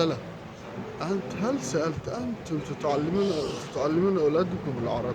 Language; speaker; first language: Arabic; non-native, local second language; Somali